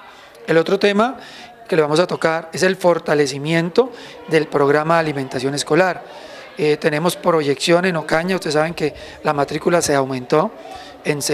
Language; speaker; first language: Spanish; native; Spanish